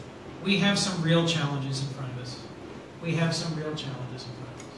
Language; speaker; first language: English; native; English